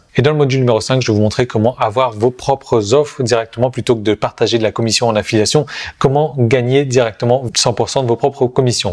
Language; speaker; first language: French; native; French